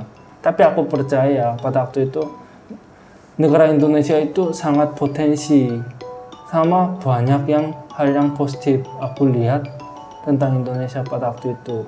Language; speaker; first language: Indonesian; non-native, fluent; Korean